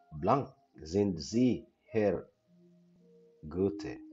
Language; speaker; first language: German; non-native, learner; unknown